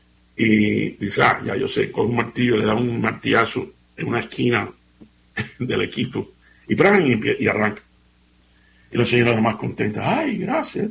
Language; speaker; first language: Spanish; native; Spanish